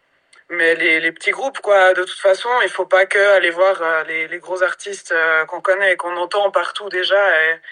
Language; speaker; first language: French; native; French